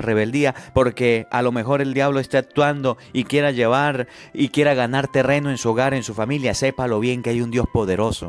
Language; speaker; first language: Spanish; native; Spanish